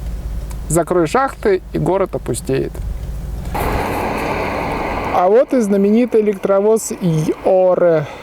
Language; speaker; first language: Russian; native; Russian